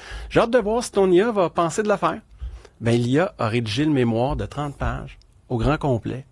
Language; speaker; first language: French; native; French